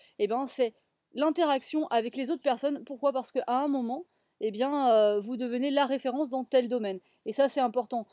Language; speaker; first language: French; native; French